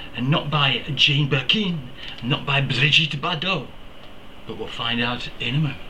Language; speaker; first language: English; native; English